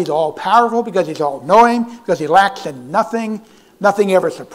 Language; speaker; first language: English; native; English